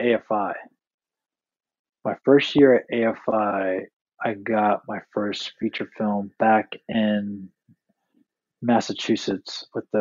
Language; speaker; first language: English; native; English